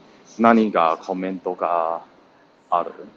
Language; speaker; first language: Japanese; non-native, learner; English